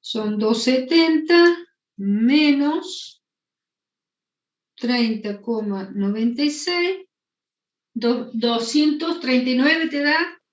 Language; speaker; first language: Spanish; native; Spanish